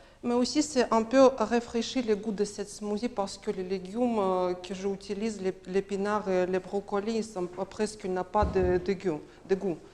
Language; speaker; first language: French; non-native, learner; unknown